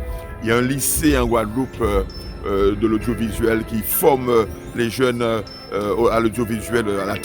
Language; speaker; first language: French; native; French